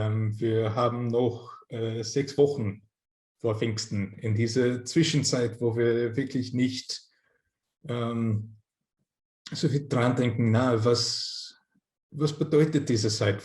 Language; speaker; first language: German; non-native, fluent; English